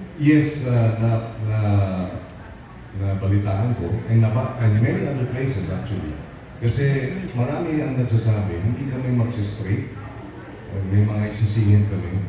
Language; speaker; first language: Filipino; native; Filipino